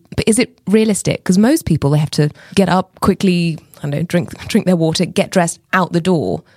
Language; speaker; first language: English; native; English